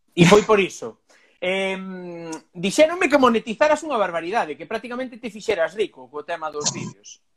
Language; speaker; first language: Galician; native; Galician